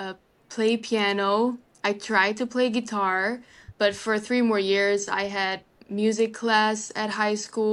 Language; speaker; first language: English; non-native, fluent; Dutch